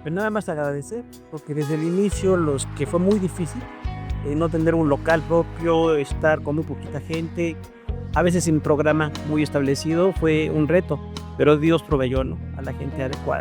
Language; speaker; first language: Spanish; native; Spanish